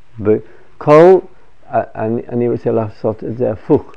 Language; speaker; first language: Hebrew; non-native, fluent; English